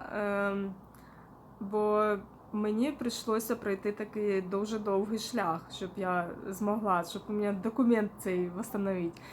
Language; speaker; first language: Ukrainian; non-native, local second language; Russian